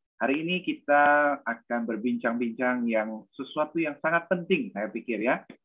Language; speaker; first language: Indonesian; native; Indonesian